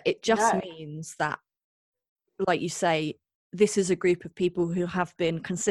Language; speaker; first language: English; native; English